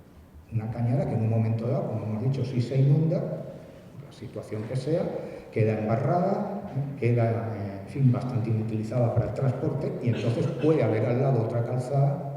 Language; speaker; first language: Spanish; native; Spanish